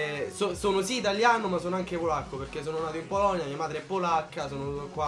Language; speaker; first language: Italian; early bilingual, other home language; Polish